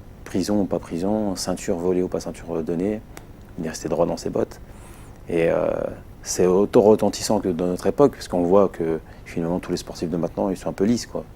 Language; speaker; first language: French; native; French